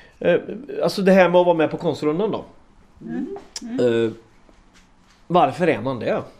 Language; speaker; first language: Swedish; native; Swedish